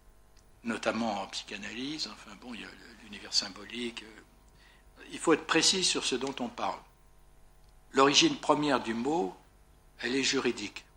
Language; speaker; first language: French; native; French